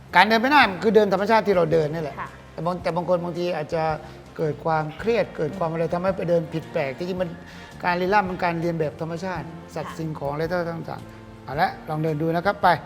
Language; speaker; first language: Thai; native; Thai